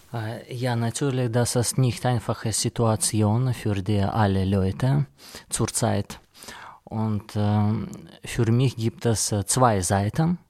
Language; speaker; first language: German; non-native, learner; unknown